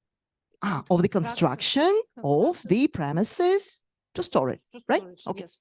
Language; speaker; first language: English; non-native, fluent; Russian